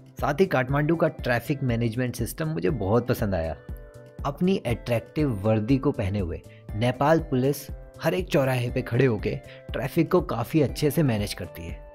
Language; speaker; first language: Hindi; native; Hindi